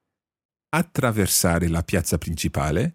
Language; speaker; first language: Italian; non-native, fluent; English